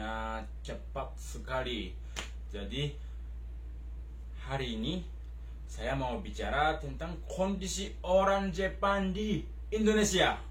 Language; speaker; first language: Indonesian; non-native, fluent; Japanese